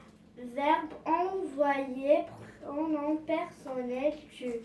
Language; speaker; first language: French; non-native, learner; Arabic